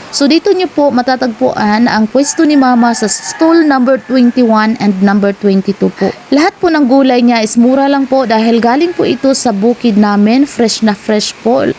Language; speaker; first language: Filipino; non-native, local second language; Cebuano